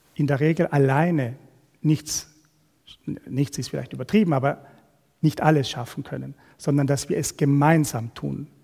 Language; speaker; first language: German; non-native, fluent; Spanish